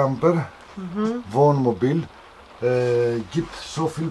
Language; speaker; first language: German; non-native, learner; Greek